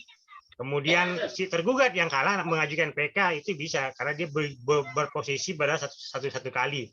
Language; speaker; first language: Indonesian; native; Indonesian